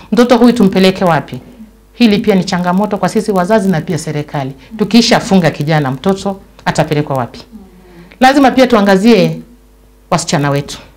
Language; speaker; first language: Swahili; non-native, local second language; Luyia